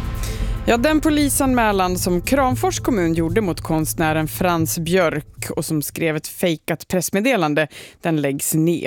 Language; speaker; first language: Swedish; native; Swedish